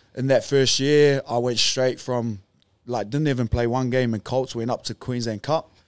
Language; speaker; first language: English; native; English